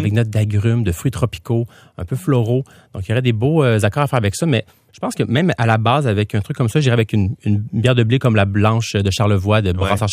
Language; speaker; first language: French; native; French